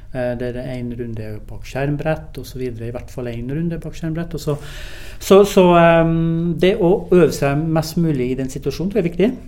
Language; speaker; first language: Norwegian; early bilingual, other home language; English